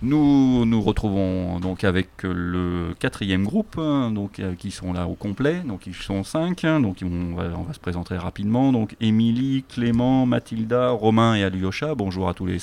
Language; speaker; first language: French; native; French